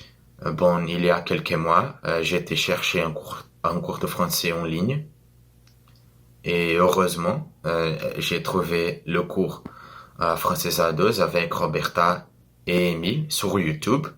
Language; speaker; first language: French; non-native, learner; Portuguese